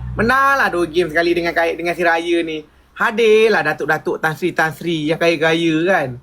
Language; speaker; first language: Malay; native; Malay